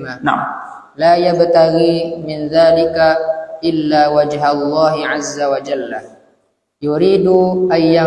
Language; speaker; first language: Arabic; non-native, learner; Indonesian